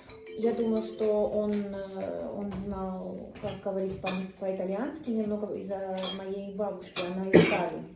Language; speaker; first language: Russian; non-native, learner; English